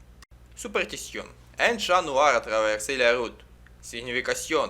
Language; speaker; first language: French; non-native, learner; Ukrainian